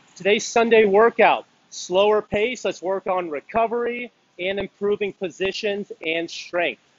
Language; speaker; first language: English; native; English